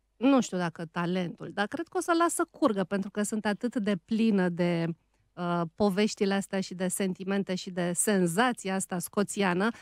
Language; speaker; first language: Romanian; native; Romanian